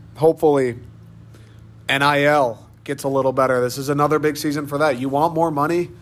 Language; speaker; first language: English; native; English